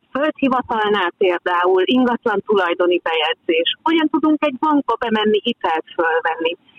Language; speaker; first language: Hungarian; native; Hungarian